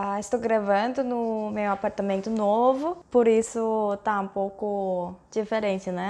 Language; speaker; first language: Portuguese; non-native, fluent; Korean